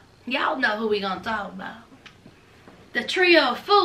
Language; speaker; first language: English; native; English